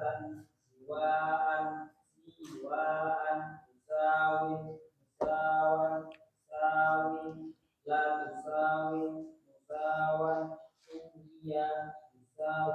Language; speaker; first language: Arabic; non-native, learner; Indonesian